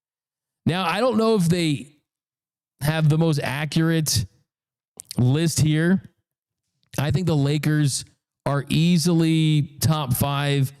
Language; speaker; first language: English; native; English